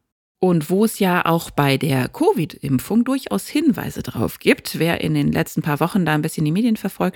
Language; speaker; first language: German; native; German